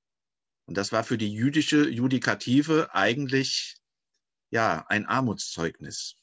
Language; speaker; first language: German; native; German